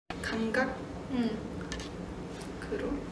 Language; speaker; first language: Korean; non-native, fluent; Japanese